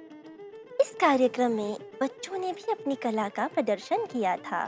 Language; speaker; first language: Hindi; non-native, local second language; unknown